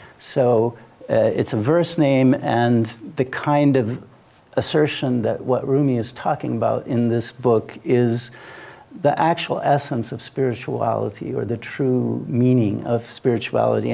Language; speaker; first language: English; native; English